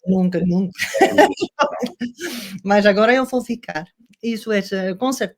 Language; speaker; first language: Portuguese; non-native, learner; Dutch